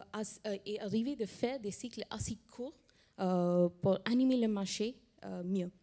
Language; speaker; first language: French; non-native, fluent; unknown